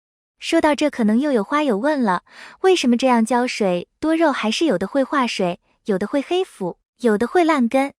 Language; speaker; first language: Chinese; native; Chinese